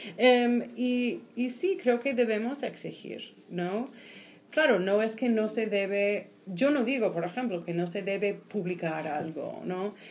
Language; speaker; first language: Spanish; non-native, fluent; English